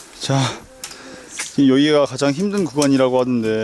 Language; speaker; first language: Korean; native; Korean